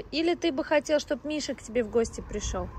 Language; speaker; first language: Russian; native; Russian